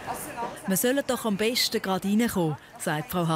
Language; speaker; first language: German; native; German